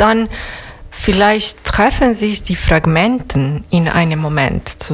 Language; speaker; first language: German; non-native, fluent; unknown